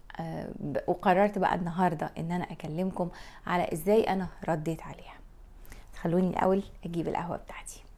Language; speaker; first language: Arabic; native; Arabic